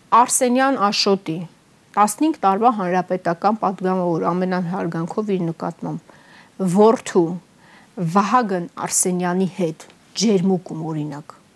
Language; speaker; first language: Armenian; native; Armenian